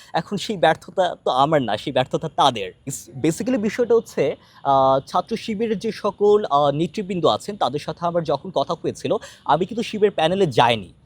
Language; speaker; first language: Bangla; non-native, local second language; Chakma